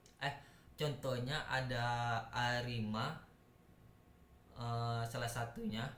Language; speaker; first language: Indonesian; native; Indonesian